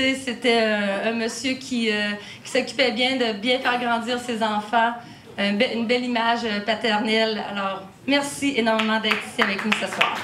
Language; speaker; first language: French; native; French